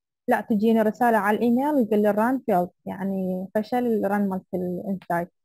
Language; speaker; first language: Arabic; native; Arabic